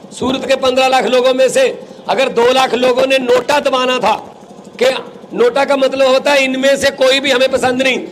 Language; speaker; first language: Hindi; non-native, local second language; Punjabi